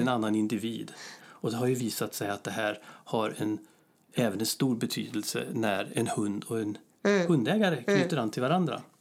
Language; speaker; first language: Swedish; native; Swedish